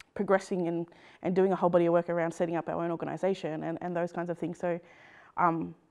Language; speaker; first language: English; native; English